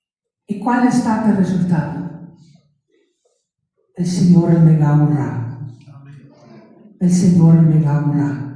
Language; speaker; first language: Italian; non-native, local second language; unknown